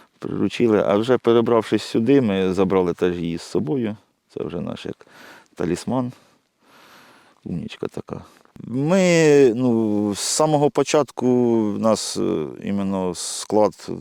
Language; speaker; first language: Ukrainian; native; Ukrainian